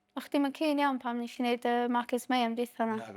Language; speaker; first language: Welsh; native; Welsh